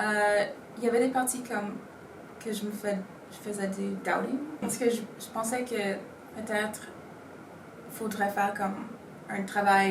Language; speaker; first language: French; non-native, local second language; Spanish